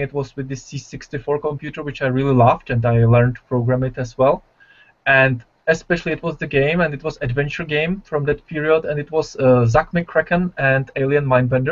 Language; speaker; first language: English; non-native, fluent; Czech